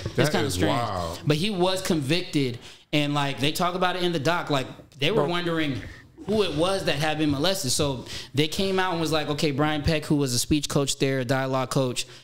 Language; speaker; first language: English; native; English